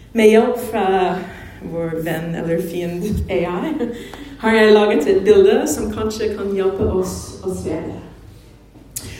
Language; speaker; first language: Norwegian; non-native, fluent; English